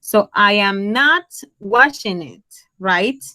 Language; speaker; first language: English; non-native, fluent; Spanish